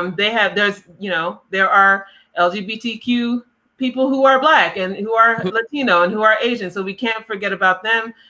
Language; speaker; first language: English; native; English